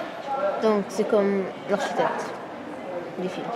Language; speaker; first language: French; non-native, learner; Arabic